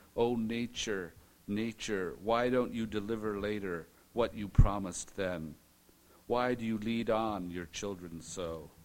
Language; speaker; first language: English; native; English